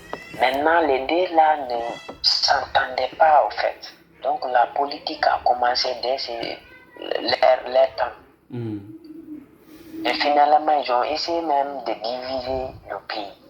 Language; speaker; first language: French; non-native, fluent; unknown